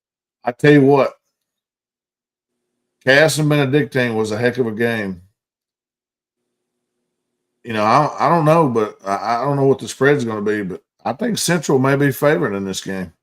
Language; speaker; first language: English; native; English